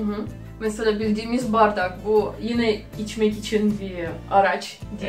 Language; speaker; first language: Turkish; non-native, fluent; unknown